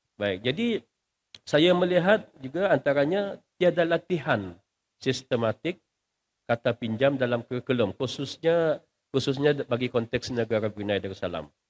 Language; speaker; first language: Malay; native; Malay